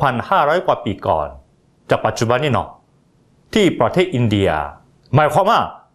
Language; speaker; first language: Thai; non-native, fluent; Korean